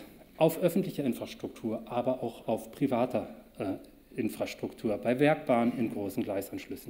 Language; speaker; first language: German; native; German